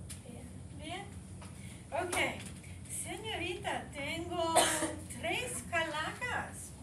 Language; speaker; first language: Spanish; non-native, fluent; English